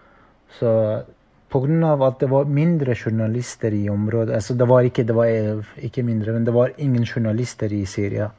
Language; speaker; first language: Norwegian; non-native, fluent; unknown